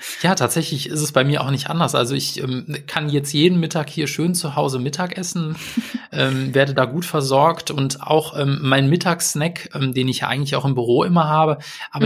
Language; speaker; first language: German; native; German